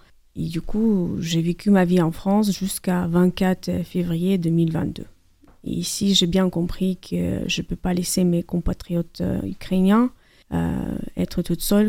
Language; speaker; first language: French; non-native, learner; Ukrainian